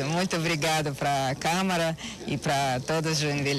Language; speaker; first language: Portuguese; non-native, learner; Russian